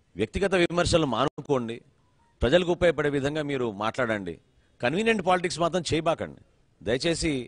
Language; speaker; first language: Telugu; native; Telugu